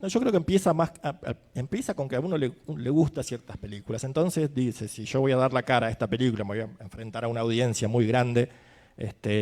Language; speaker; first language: Spanish; native; Spanish